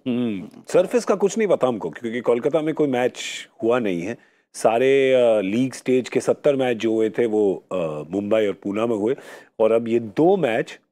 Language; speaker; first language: Hindi; native; Hindi